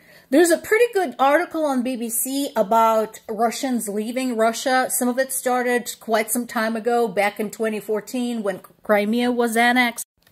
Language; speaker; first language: English; non-native, fluent; Russian